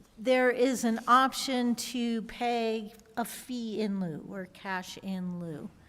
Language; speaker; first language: English; native; English